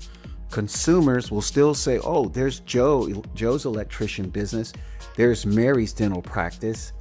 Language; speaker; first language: English; native; English